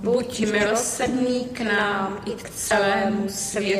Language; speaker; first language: Czech; native; Czech